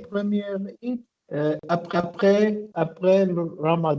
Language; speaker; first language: French; non-native, learner; Arabic